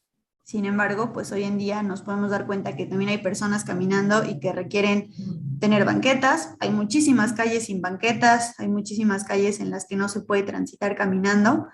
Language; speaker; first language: Spanish; native; Spanish